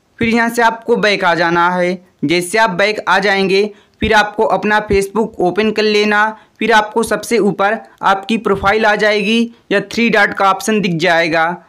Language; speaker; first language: Hindi; native; Hindi